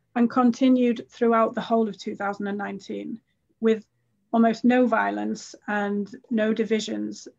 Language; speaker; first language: English; native; English